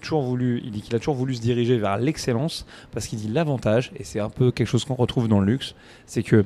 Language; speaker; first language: French; native; French